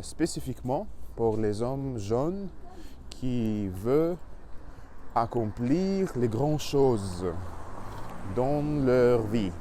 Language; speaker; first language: French; non-native, learner; Russian